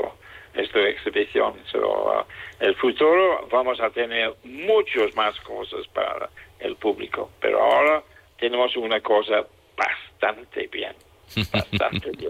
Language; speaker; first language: Spanish; non-native, fluent; English